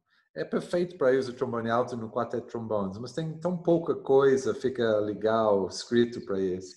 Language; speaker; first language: Portuguese; non-native, learner; English